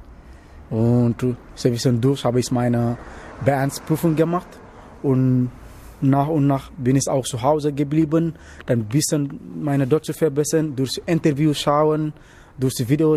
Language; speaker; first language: German; non-native, learner; Wolof